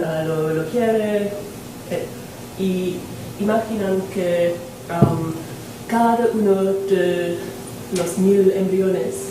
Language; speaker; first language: Spanish; non-native, learner; English